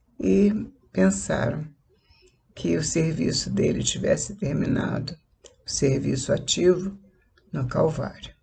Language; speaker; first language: Portuguese; native; Portuguese